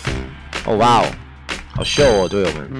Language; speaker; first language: Chinese; native; Chinese